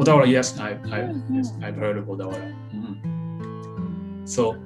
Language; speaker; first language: English; non-native, fluent; Japanese